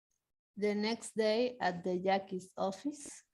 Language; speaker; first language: English; non-native, learner; Spanish